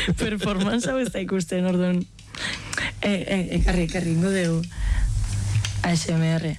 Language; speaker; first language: Basque; native; Basque